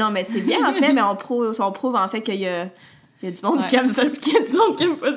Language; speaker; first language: French; native; French